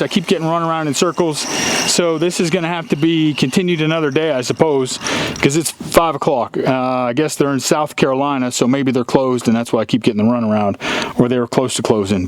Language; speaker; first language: English; native; English